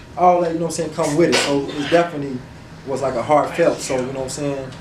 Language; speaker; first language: English; native; English